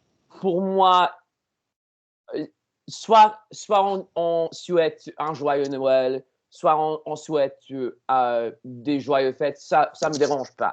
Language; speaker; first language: French; non-native, learner; English